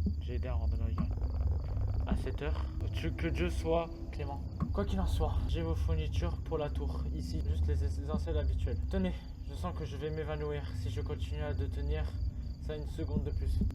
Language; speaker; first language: French; native; French